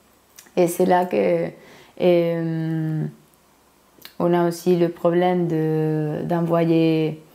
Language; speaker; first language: French; non-native, learner; Spanish